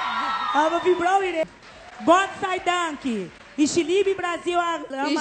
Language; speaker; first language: German; non-native, learner; Portuguese